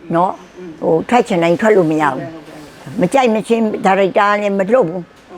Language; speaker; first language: Burmese; native; Burmese